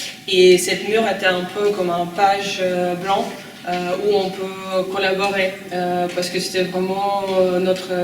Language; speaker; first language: French; non-native, learner; Russian